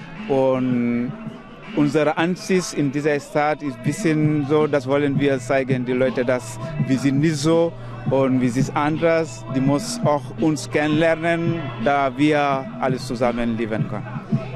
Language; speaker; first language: German; non-native, learner; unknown